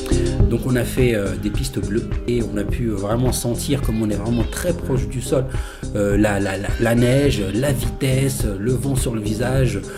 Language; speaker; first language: French; native; French